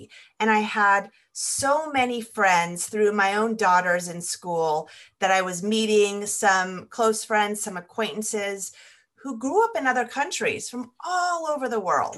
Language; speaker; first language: English; native; English